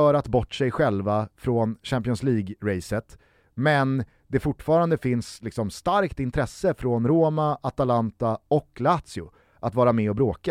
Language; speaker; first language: Swedish; native; Swedish